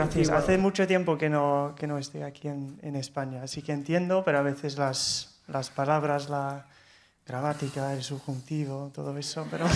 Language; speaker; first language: Spanish; non-native, fluent; English